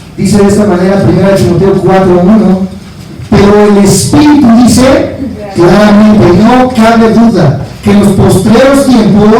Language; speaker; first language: Spanish; native; Spanish